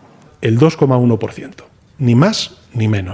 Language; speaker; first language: Spanish; native; Spanish